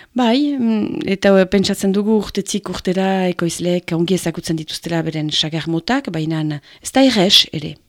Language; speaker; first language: Basque; native; Basque